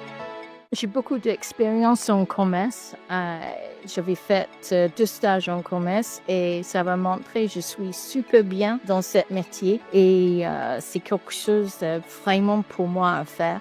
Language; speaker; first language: French; non-native, learner; English